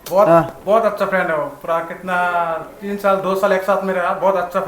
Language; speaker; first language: Hindi; non-native, local second language; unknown